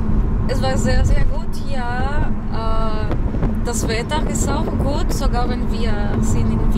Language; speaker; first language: German; non-native, learner; Spanish